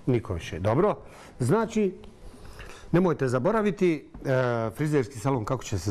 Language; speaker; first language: Bosnian; native; Bosnian